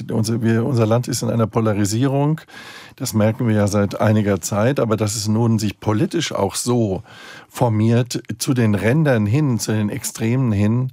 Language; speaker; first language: German; native; German